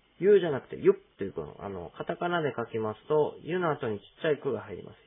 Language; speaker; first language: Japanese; native; Japanese